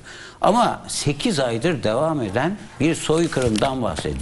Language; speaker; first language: Turkish; native; Turkish